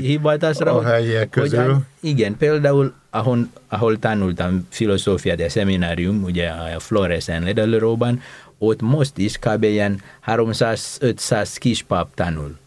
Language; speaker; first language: Hungarian; non-native, fluent; Indonesian